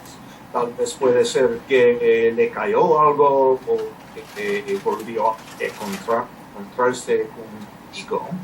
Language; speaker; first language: Spanish; non-native, learner; English